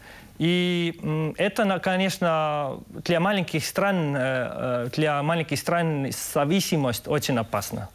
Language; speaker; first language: Russian; non-native, local second language; Estonian